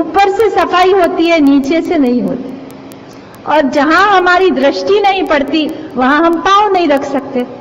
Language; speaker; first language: Hindi; non-native, local second language; Gujarati